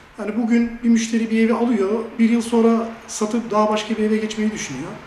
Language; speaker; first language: Turkish; early bilingual, heritage; Turkish